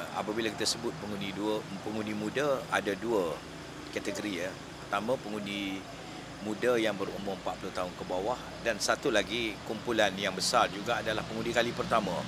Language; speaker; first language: Malay; native; Malay